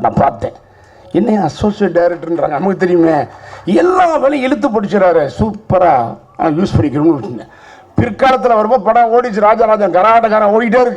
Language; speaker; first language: Tamil; native; Tamil